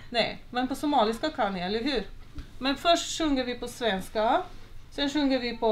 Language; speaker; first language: Swedish; non-native, fluent; Slovenian